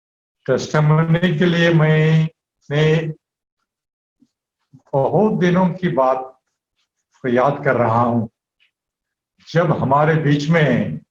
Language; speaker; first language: Hindi; native; Hindi